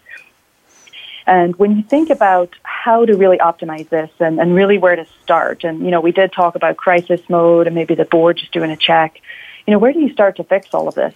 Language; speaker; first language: English; native; English